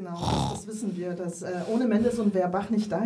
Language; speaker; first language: German; native; German